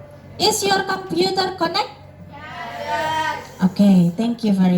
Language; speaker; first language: English; non-native, fluent; Indonesian